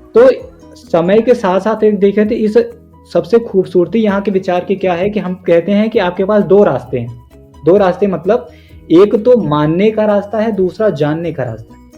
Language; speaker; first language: Hindi; native; Hindi